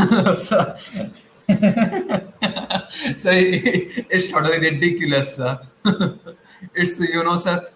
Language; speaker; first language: English; non-native, learner; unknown